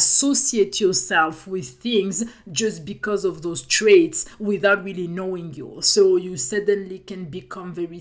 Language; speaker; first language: English; non-native, fluent; French